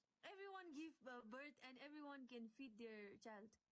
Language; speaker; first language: English; non-native, learner; Nepali